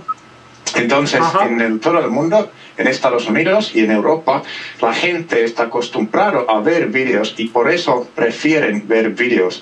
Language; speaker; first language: Spanish; non-native, fluent; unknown